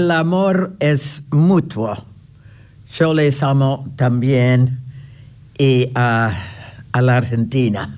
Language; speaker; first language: Spanish; non-native, fluent; English